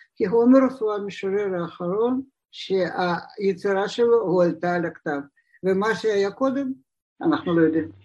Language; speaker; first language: Hebrew; non-native, fluent; Russian